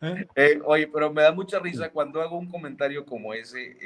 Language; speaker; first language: Spanish; native; Spanish